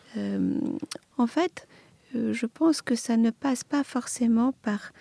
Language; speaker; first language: French; non-native, fluent; Serbian